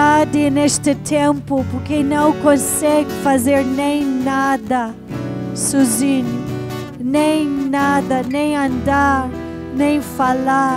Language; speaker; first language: Portuguese; non-native, fluent; English